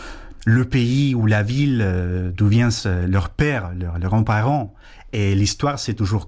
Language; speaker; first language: French; non-native, fluent; Spanish